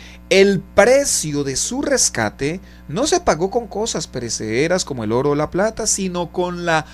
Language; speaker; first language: Spanish; native; Spanish